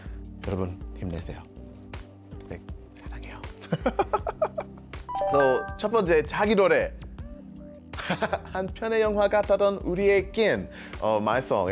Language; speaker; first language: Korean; non-native, learner; English